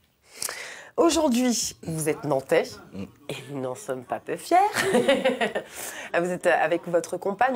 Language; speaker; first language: French; native; French